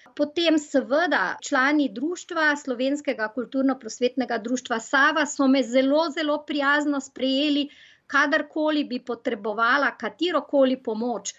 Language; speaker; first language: Slovenian; native; Slovenian